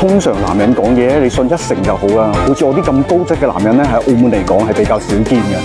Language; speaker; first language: Cantonese; native; Cantonese